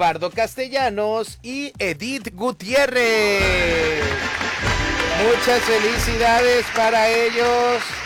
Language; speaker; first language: Spanish; native; Spanish